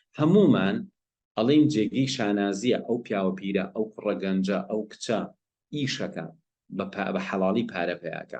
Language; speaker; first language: Central Kurdish; non-native, local second language; Gurani